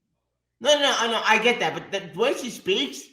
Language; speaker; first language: English; native; English